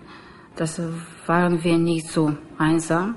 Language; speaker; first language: German; non-native, learner; Russian